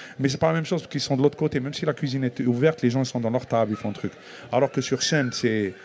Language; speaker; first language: French; non-native, local second language; Kabyle